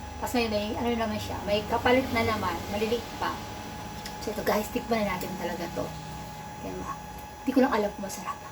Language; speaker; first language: Filipino; non-native, local second language; Bikol